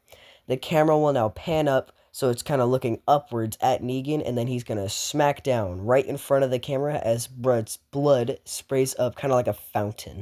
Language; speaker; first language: English; native; English